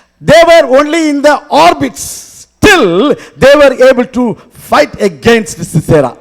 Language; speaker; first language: English; non-native, local second language; Tamil